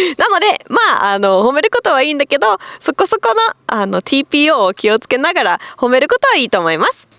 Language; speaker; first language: Japanese; non-native, fluent; German